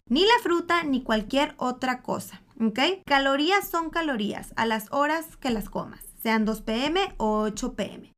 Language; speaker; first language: Spanish; native; Spanish